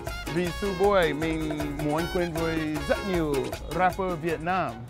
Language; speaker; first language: Vietnamese; non-native, fluent; English